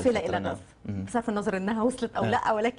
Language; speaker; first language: Arabic; native; Arabic